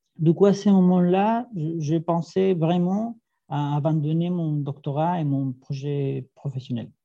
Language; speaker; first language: French; non-native, fluent; Spanish